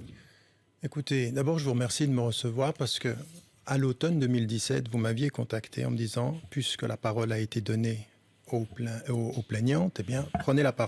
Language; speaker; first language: French; early bilingual, other home language; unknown